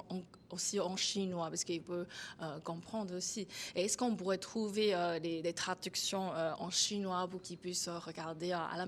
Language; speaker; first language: French; non-native, fluent; Chinese